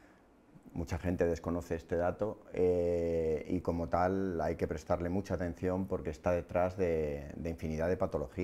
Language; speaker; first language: Spanish; native; Spanish